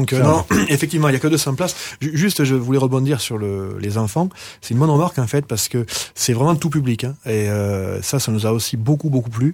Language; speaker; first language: French; native; French